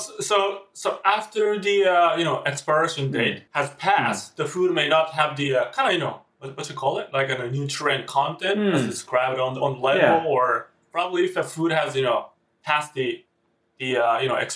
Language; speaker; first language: English; non-native, fluent; Japanese